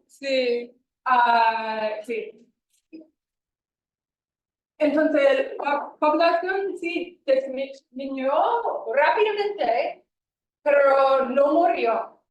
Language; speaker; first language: Spanish; non-native, fluent; English